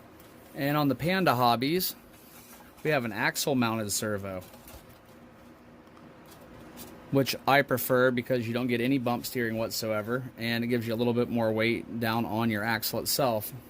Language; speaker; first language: English; native; English